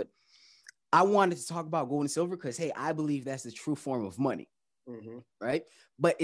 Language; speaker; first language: English; early bilingual, other home language; Haitian Creole